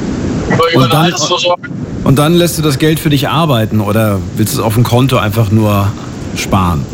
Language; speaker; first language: German; native; German